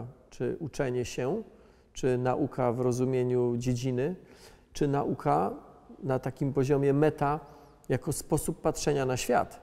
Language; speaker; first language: Polish; native; Polish